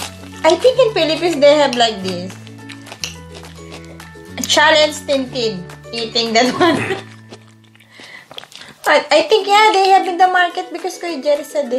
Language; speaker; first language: English; non-native, learner; Filipino